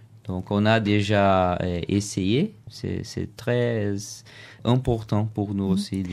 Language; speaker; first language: French; non-native, learner; Portuguese